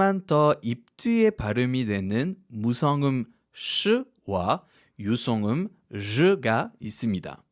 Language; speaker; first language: Korean; non-native, fluent; French